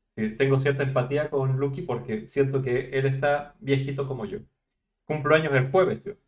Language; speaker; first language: Spanish; native; Spanish